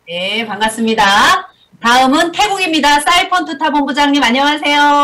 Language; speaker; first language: Korean; native; Korean